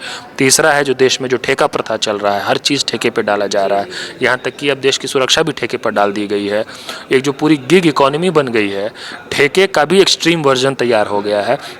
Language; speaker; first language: Hindi; native; Hindi